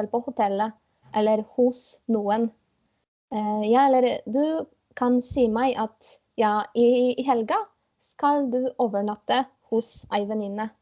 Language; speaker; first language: Norwegian; non-native, fluent; Polish